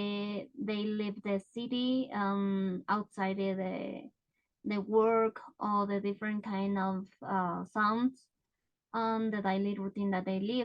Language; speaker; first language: English; non-native, learner; Spanish